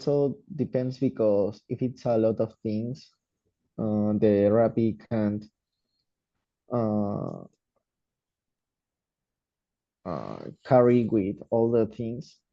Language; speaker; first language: English; non-native, learner; Spanish